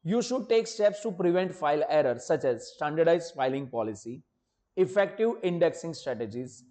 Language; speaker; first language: English; non-native, local second language; Gujarati